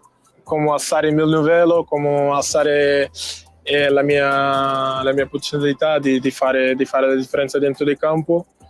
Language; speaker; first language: Italian; non-native, fluent; Portuguese